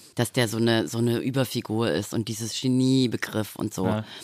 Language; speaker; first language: German; native; German